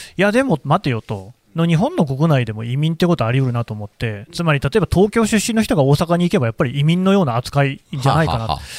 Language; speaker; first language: Japanese; native; Japanese